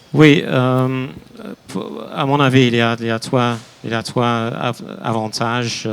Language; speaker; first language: French; non-native, fluent; English